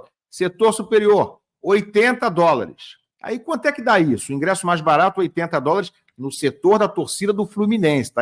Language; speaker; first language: Portuguese; native; Portuguese